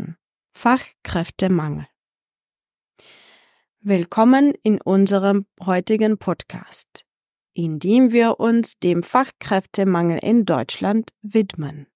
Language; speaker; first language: German; non-native, fluent; Czech